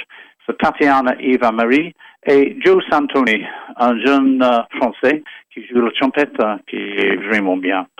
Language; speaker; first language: French; non-native, fluent; English